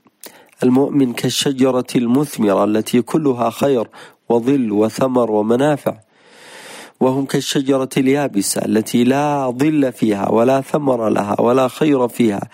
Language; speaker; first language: Arabic; native; Arabic